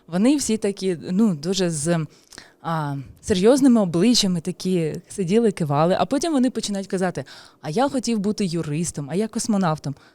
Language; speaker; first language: Ukrainian; native; Ukrainian